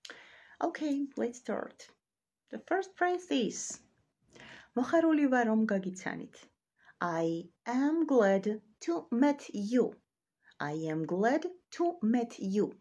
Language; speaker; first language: English; non-native, learner; Georgian